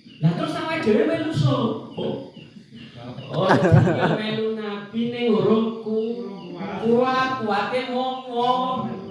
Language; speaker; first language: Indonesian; non-native, local second language; Madurese